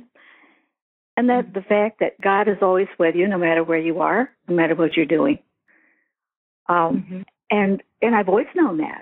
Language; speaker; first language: English; native; English